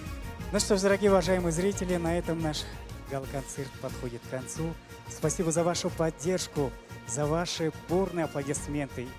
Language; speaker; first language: Russian; native; Russian